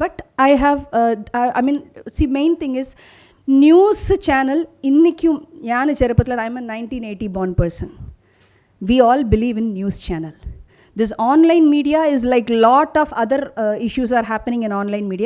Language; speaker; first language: English; non-native, local second language; Tamil